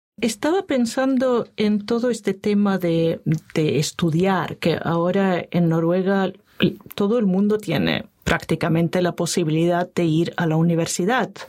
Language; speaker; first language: Spanish; non-native, fluent; Norwegian